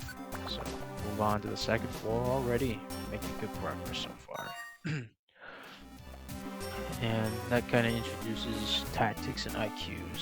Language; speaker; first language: English; native; English